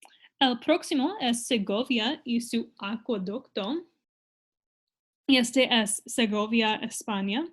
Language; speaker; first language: Spanish; non-native, fluent; English